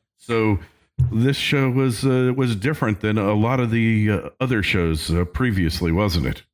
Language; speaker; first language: English; native; English